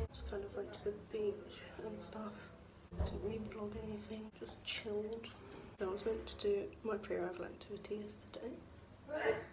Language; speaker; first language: English; native; English